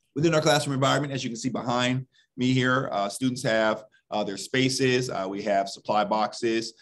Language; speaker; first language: English; native; English